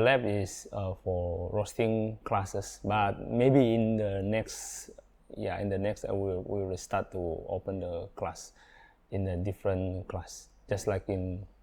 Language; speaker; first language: English; non-native, learner; Indonesian